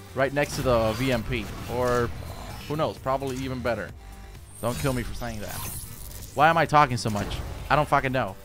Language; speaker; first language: English; native; English